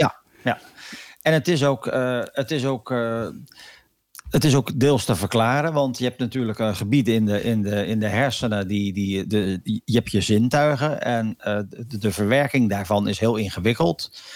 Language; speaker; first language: Dutch; native; Dutch